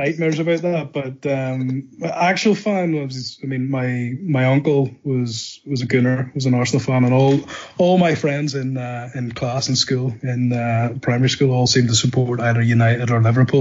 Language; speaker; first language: English; native; English